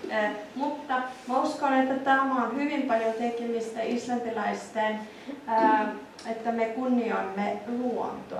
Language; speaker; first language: Finnish; non-native, fluent; Icelandic